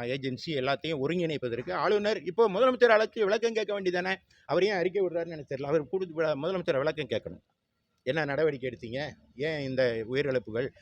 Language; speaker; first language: Tamil; native; Tamil